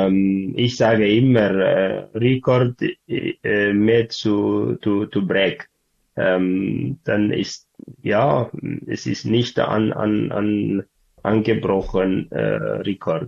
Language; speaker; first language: German; non-native, learner; Tigrinya